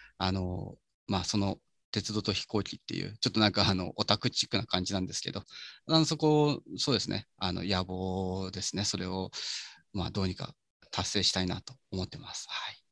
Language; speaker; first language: Japanese; native; Japanese